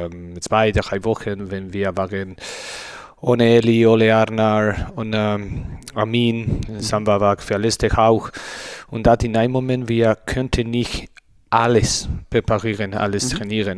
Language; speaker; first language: German; non-native, learner; Spanish